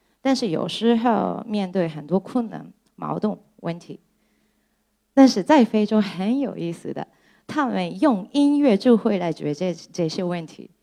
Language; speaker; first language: Chinese; non-native, fluent; Japanese